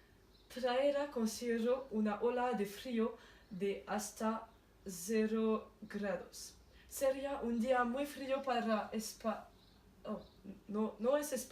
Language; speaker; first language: Spanish; non-native, learner; French